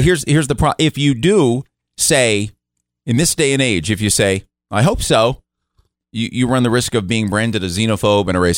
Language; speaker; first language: English; native; English